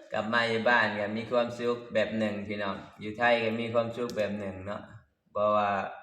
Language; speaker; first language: Lao; native; Lao